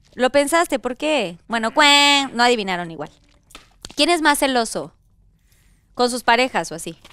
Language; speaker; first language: Spanish; native; Spanish